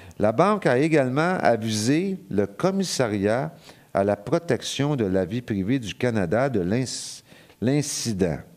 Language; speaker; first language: French; native; French